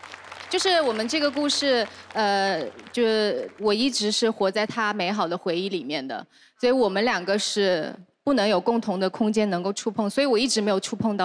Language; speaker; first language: Chinese; native; Chinese